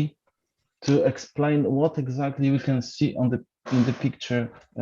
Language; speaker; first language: English; non-native, fluent; Polish